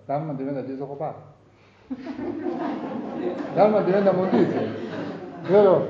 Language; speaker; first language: Italian; non-native, learner; Tibetan